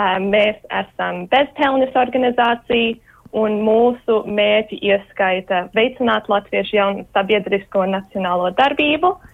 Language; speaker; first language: Latvian; early bilingual, heritage; Latvian